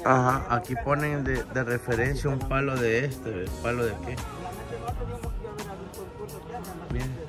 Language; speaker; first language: Spanish; native; Spanish